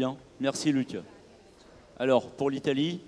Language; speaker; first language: French; native; French